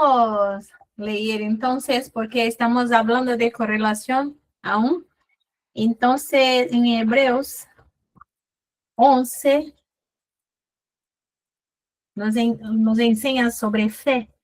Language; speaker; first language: Spanish; non-native, fluent; Portuguese